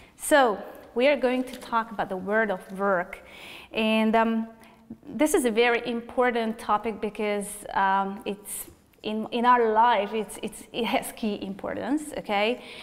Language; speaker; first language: English; non-native, fluent; Hungarian